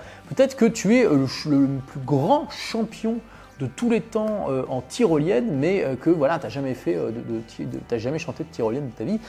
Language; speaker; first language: French; native; French